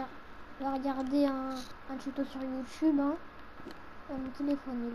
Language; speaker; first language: French; native; French